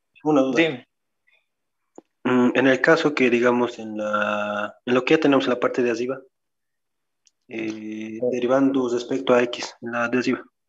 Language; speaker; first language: Spanish; native; Spanish